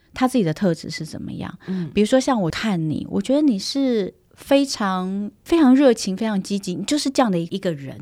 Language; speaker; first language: Chinese; native; Chinese